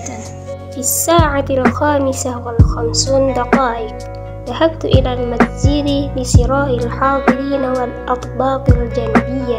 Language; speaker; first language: Arabic; non-native, learner; Indonesian